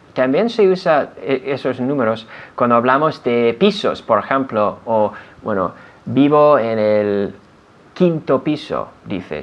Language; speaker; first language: Spanish; non-native, fluent; English